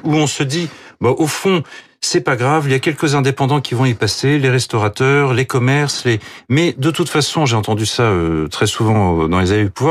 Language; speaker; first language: French; native; French